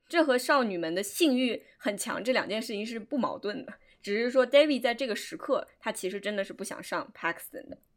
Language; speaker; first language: Chinese; native; Chinese